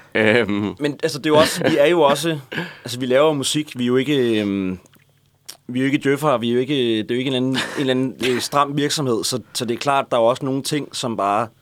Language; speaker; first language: Danish; native; Danish